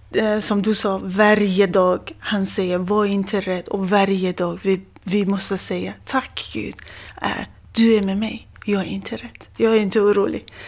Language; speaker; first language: Swedish; non-native, fluent; Persian